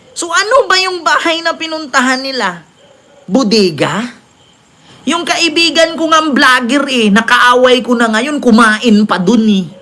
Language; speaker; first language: Filipino; native; Filipino